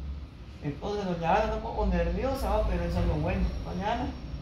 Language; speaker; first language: Spanish; native; Spanish